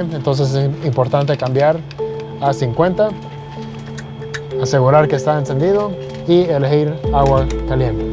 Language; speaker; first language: Spanish; early bilingual, heritage; Spanish